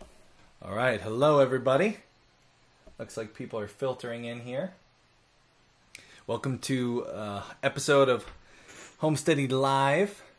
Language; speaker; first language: English; native; English